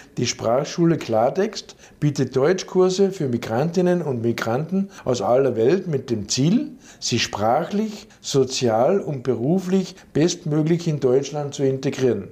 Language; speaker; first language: German; native; German